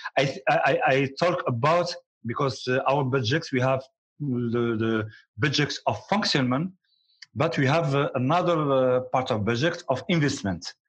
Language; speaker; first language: English; non-native, learner; Arabic